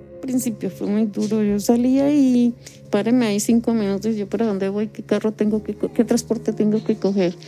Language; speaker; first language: Spanish; native; Spanish